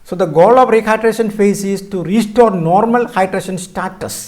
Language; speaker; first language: English; non-native, local second language; Malayalam